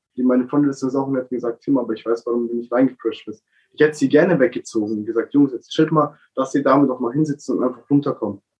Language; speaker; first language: German; early bilingual, other home language; Italian